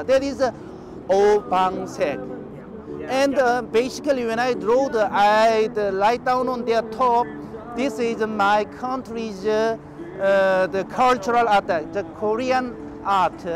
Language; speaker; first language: English; non-native, learner; Korean